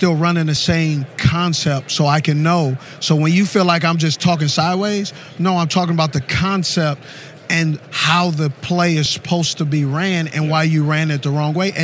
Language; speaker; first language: English; native; English